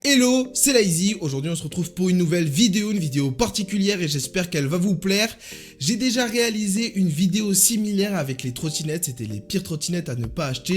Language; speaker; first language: French; native; French